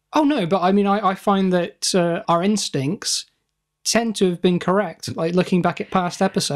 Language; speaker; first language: English; native; English